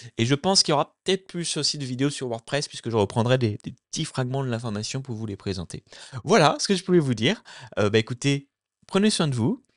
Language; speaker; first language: French; native; French